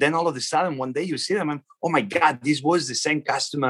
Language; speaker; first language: English; non-native, fluent; Spanish